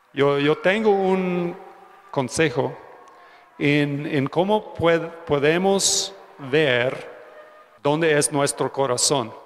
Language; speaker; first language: Spanish; non-native, fluent; English